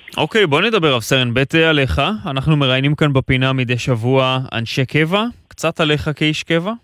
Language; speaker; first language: Hebrew; native; Hebrew